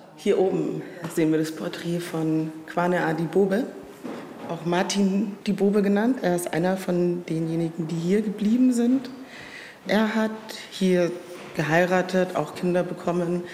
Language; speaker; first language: German; native; German